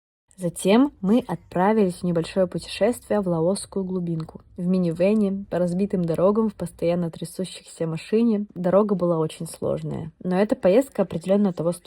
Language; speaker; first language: Russian; native; Russian